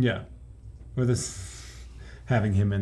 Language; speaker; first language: English; native; English